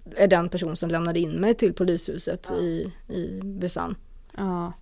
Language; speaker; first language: Swedish; native; Swedish